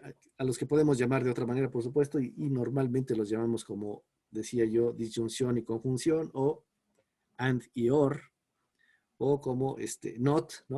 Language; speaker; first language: Spanish; native; Spanish